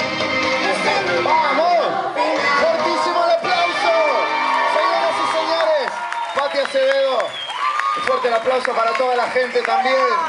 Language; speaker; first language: Spanish; native; Spanish